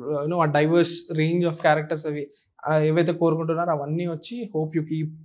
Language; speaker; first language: Telugu; native; Telugu